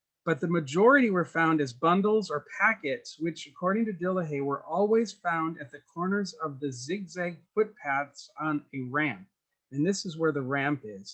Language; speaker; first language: English; native; English